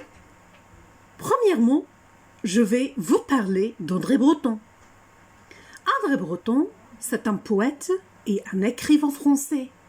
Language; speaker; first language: French; non-native, fluent; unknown